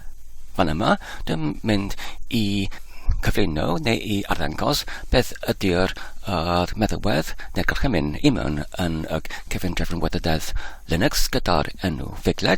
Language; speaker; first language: Welsh; non-native, learner; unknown